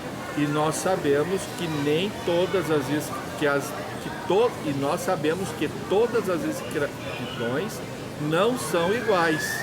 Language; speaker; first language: Portuguese; native; Portuguese